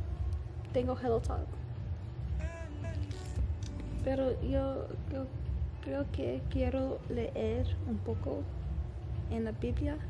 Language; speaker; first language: Spanish; non-native, learner; English